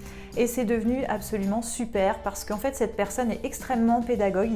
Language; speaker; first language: French; native; French